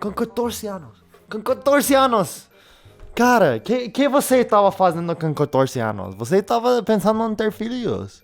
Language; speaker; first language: Portuguese; non-native, learner; English